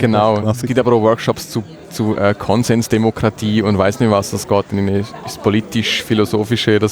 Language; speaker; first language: German; native; German